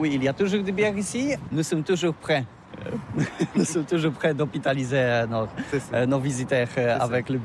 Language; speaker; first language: French; non-native, learner; Polish